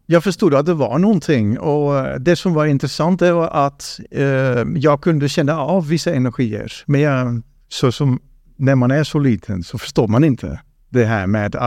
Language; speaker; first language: Swedish; non-native, fluent; Dutch